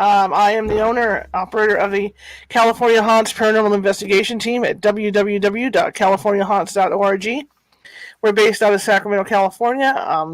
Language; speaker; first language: English; native; English